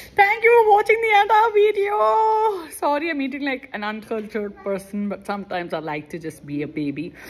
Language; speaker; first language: English; non-native, local second language; Kannada